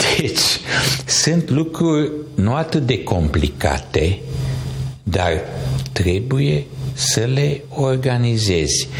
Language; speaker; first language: Romanian; non-native, local second language; Hungarian